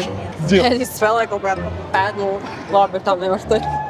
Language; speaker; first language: Latvian; native; Latvian